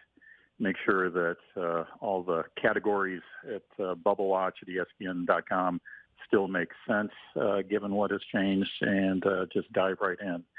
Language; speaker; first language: English; native; English